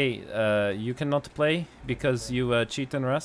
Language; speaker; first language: English; native; English